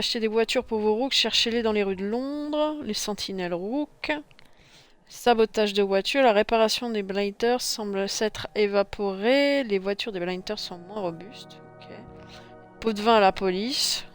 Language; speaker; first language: French; native; French